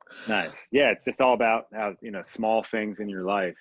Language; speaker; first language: English; native; English